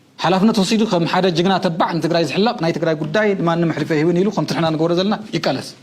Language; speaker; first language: Tigrinya; native; Tigrinya